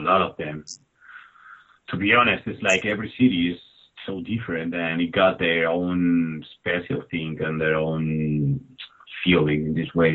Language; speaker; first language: English; non-native, fluent; Spanish